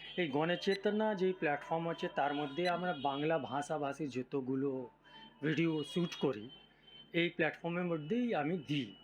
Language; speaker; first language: Bangla; non-native, local second language; Hindi